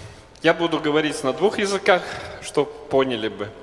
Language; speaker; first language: Russian; non-native, local second language; Latvian